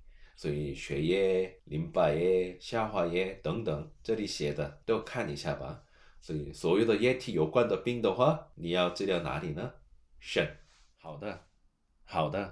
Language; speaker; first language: Chinese; non-native, learner; Korean